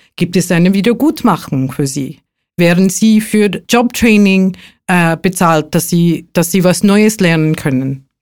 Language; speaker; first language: German; non-native, fluent; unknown